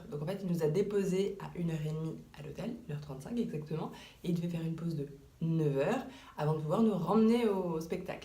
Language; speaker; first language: French; native; French